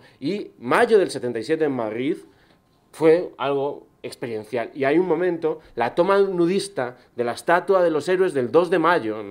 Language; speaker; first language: Spanish; native; Spanish